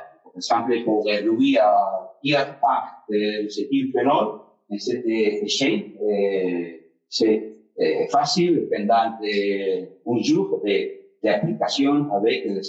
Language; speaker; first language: French; non-native, fluent; Spanish